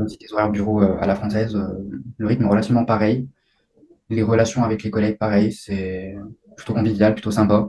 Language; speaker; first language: French; native; French